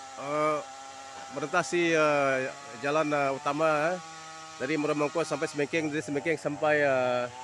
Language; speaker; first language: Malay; non-native, local second language; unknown